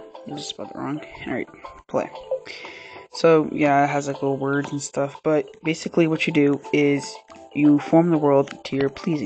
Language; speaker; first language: English; native; English